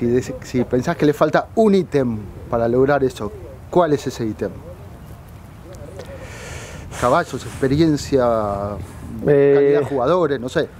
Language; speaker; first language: Spanish; native; Spanish